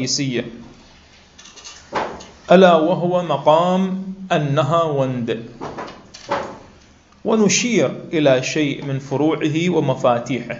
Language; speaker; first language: Arabic; native; Arabic